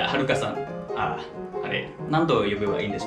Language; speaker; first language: Japanese; non-native, fluent; Indonesian